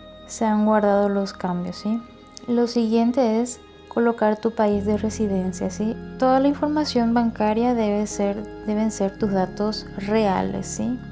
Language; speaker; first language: Spanish; native; Spanish